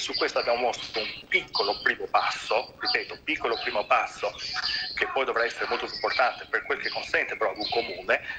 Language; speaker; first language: Italian; native; Italian